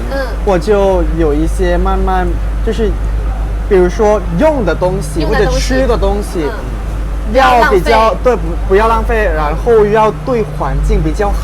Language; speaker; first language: Chinese; non-native, fluent; Thai